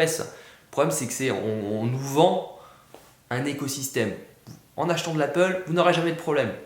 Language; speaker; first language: French; native; French